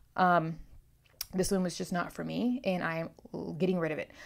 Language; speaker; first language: English; native; English